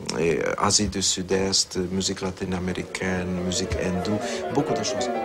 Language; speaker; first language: French; non-native, fluent; Hungarian